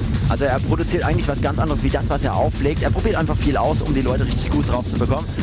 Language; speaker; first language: German; native; German